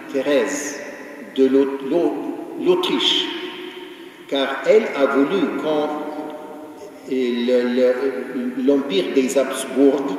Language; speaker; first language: French; non-native, fluent; Ukrainian